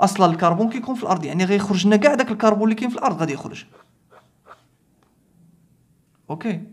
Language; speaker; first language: Arabic; native; Arabic